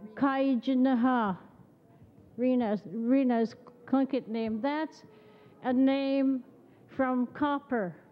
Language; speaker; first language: English; native; English